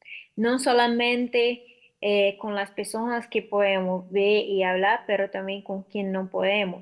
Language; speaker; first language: Spanish; non-native, learner; Portuguese